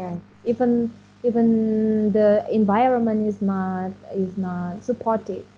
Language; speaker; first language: English; non-native, learner; Indonesian